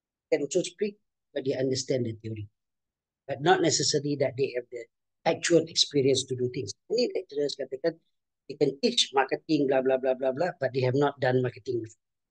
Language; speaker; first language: English; non-native, local second language; Malay